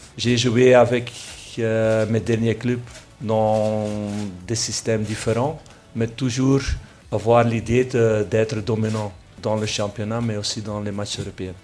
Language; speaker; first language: French; non-native, local second language; Dutch